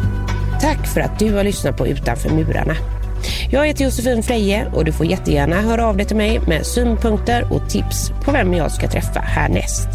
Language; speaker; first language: Swedish; native; Swedish